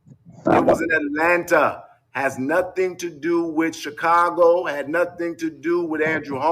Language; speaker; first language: English; native; English